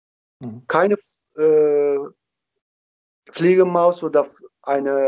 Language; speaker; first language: German; non-native, learner; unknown